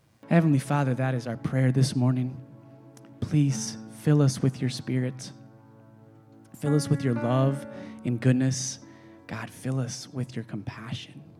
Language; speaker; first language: English; native; English